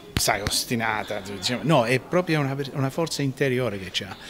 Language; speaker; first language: Italian; non-native, fluent; Sicilian